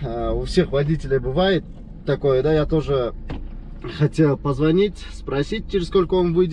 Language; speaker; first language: Russian; non-native, local second language; Kyrgyz